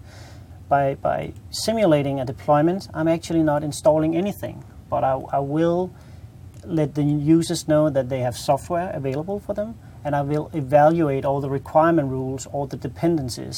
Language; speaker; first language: English; non-native, fluent; Danish